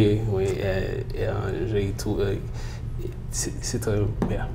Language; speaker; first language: French; early bilingual, heritage; French